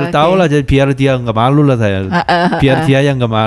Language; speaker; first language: Indonesian; non-native, fluent; Korean